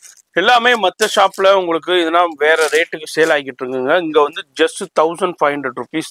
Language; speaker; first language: Tamil; native; Tamil